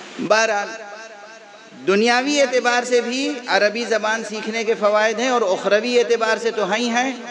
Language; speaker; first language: Urdu; native; Urdu